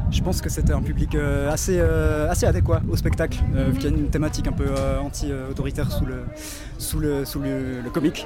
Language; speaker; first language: French; native; French